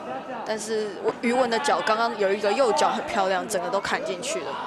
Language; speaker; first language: Chinese; native; Chinese